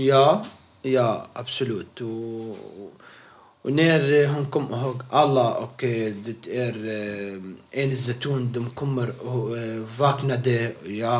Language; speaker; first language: Swedish; non-native, local second language; Arabic